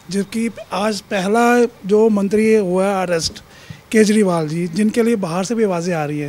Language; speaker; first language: Hindi; native; Hindi